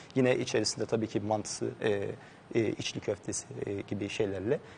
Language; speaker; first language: Turkish; native; Turkish